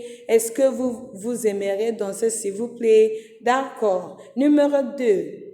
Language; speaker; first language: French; non-native, fluent; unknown